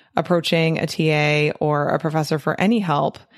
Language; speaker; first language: English; native; English